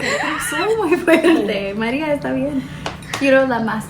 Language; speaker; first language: Spanish; non-native, learner; English